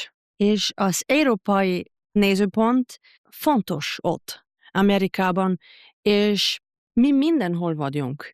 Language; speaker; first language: Hungarian; non-native, learner; German